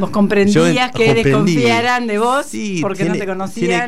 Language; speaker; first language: Spanish; native; Spanish